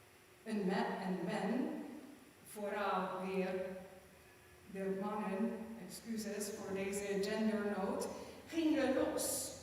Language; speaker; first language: Dutch; non-native, fluent; German